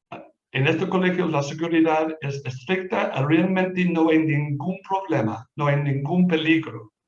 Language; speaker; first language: Spanish; non-native, fluent; English